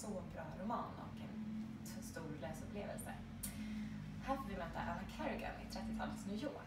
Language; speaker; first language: Swedish; native; Swedish